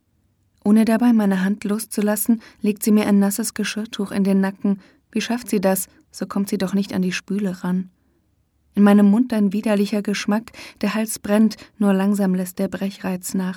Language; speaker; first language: German; native; German